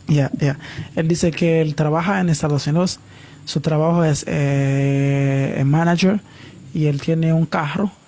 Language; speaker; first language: Spanish; non-native, learner; Haitian Creole